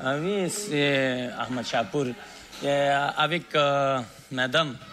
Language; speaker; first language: French; non-native, learner; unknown